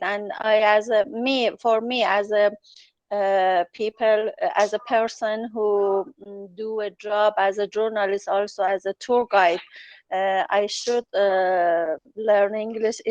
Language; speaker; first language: English; non-native, learner; Persian